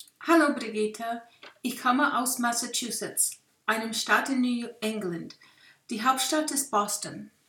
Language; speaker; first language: German; non-native, learner; English